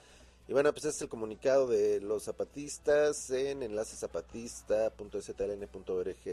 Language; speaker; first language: Spanish; native; Spanish